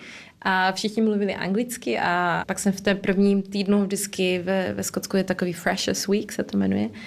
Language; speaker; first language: Czech; early bilingual, heritage; Czech